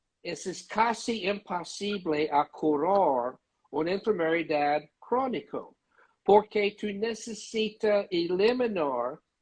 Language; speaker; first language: Spanish; non-native, learner; English